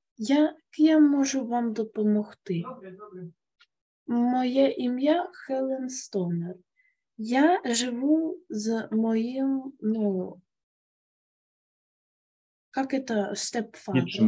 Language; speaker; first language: Ukrainian; non-native, local second language; Russian